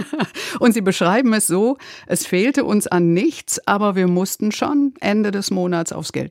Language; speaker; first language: German; native; German